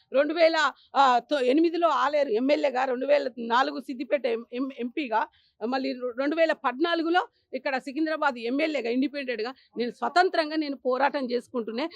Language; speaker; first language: Telugu; native; Telugu